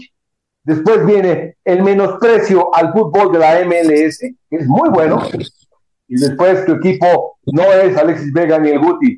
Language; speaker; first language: Spanish; native; Spanish